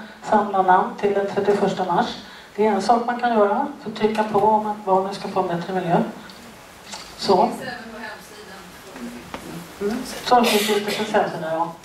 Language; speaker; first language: Swedish; native; Swedish